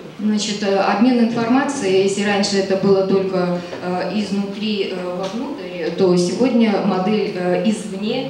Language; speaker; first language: Russian; native; Russian